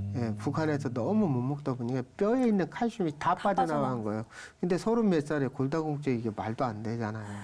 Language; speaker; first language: Korean; native; Korean